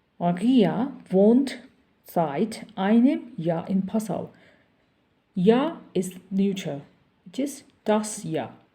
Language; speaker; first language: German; non-native, fluent; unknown